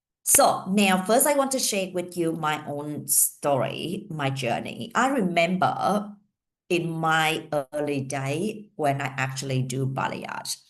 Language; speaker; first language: English; non-native, fluent; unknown